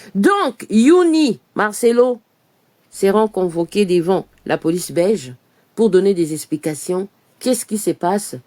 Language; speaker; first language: French; non-native, local second language; Lingala